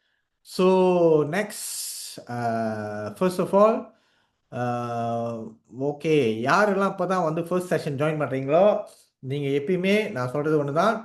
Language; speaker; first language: Tamil; native; Tamil